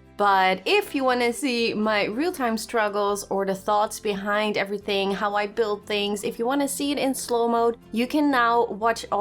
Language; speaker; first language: English; non-native, fluent; Dutch